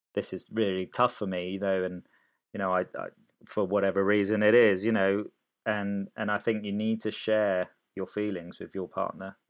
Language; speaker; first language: English; native; English